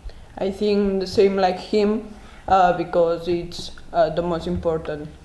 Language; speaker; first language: English; non-native, learner; Spanish